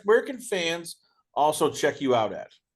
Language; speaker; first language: English; native; English